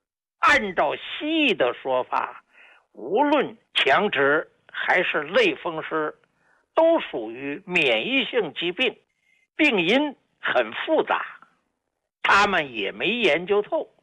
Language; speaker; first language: Chinese; native; Chinese